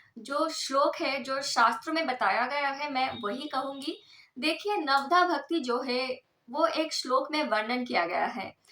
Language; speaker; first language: Hindi; non-native, local second language; Bangla